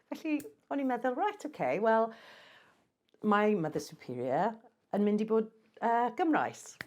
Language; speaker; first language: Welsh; non-native, local second language; English